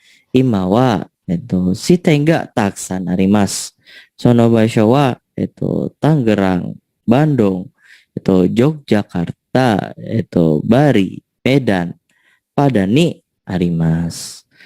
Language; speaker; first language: Japanese; non-native, learner; Indonesian